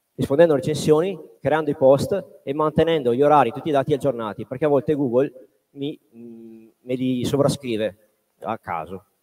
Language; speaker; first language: Italian; native; Italian